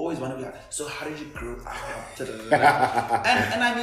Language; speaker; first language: English; non-native, local second language; Zulu